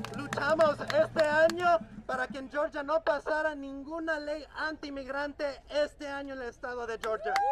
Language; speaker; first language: Spanish; early bilingual, heritage; Spanish